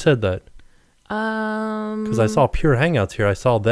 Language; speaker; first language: English; native; English